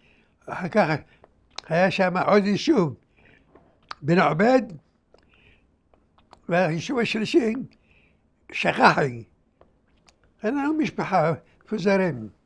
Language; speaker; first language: Hebrew; early bilingual, other home language; Arabic